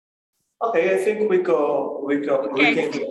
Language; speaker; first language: English; non-native, fluent; Portuguese